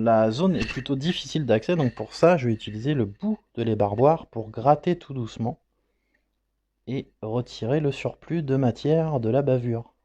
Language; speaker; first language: French; native; French